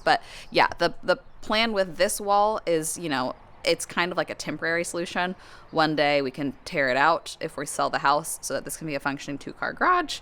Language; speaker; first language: English; native; English